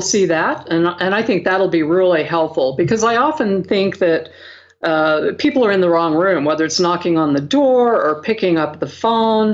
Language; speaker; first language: English; native; English